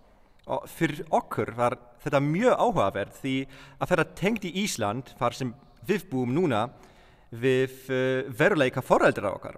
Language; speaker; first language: Icelandic; non-native, fluent; Polish